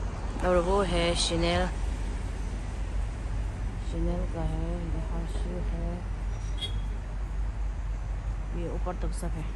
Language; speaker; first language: Hindi; non-native, local second language; Tibetan